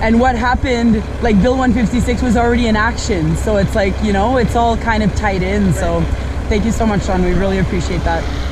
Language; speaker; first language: English; non-native, fluent; French